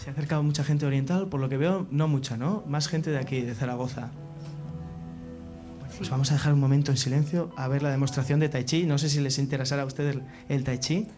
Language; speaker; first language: Spanish; native; Spanish